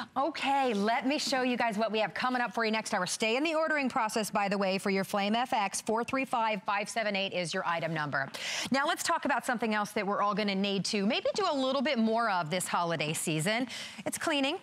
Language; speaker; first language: English; native; English